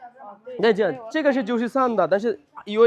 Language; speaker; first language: Chinese; non-native, learner; Bangla